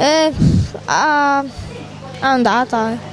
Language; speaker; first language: Italian; non-native, learner; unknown